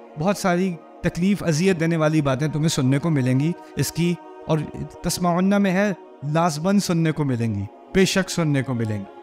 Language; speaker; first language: Urdu; early bilingual, heritage; Urdu